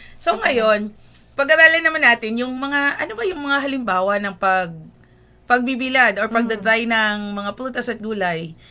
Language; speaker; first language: Filipino; non-native, local second language; Hiligaynon